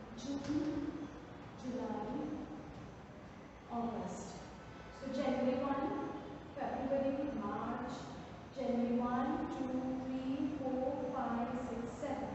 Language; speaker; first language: English; non-native, local second language; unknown